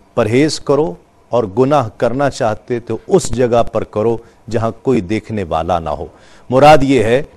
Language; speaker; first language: Urdu; native; Urdu